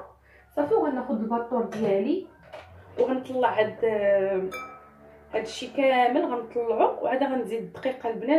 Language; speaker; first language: Arabic; native; Arabic